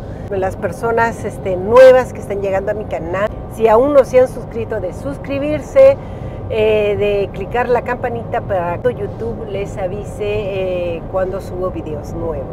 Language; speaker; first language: Spanish; native; Spanish